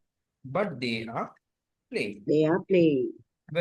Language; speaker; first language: English; non-native, fluent; Tamil